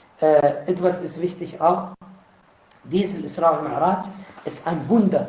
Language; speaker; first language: German; non-native, fluent; Arabic